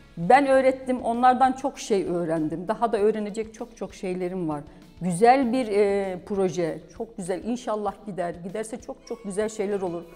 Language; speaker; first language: Turkish; native; Turkish